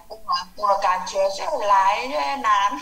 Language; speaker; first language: Chinese; non-native, learner; Vietnamese